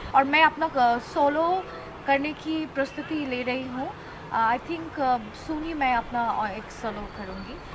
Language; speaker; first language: Hindi; non-native, learner; Bangla